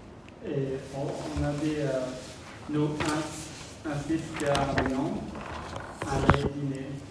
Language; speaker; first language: French; non-native, learner; Khmer